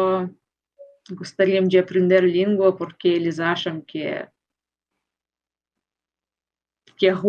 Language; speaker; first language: Portuguese; non-native, fluent; Russian